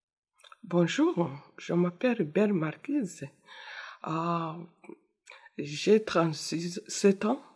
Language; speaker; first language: French; non-native, learner; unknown